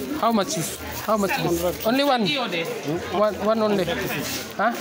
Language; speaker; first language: English; non-native, learner; Filipino